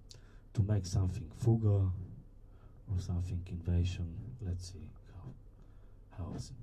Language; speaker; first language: English; non-native, learner; Bulgarian